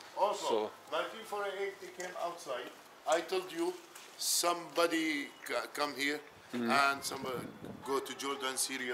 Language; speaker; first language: English; non-native, learner; Arabic